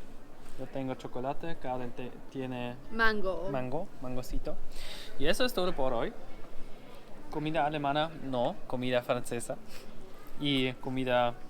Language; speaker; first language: Spanish; non-native, learner; German